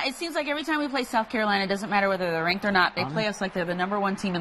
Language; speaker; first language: English; native; English